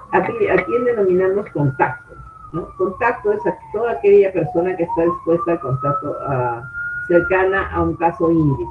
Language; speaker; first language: Spanish; native; Spanish